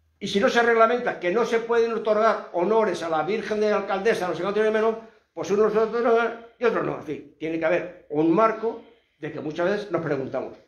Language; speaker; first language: Spanish; native; Spanish